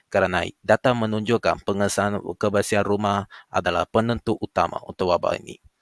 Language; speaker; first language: Malay; non-native, local second language; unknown